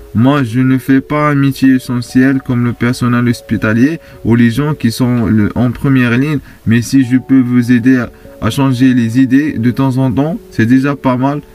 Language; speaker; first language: French; non-native, fluent; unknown